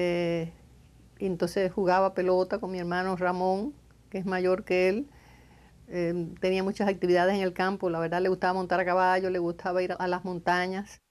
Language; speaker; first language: Spanish; native; Spanish